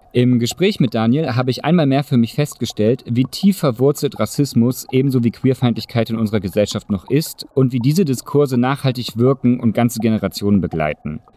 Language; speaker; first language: German; native; German